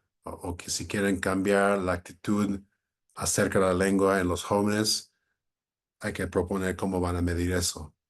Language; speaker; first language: Spanish; non-native, fluent; English